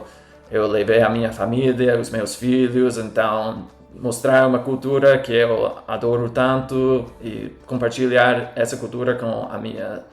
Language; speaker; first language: Portuguese; non-native, fluent; English